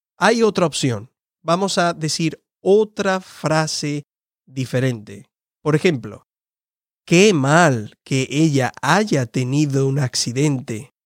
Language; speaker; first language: Spanish; non-native, fluent; English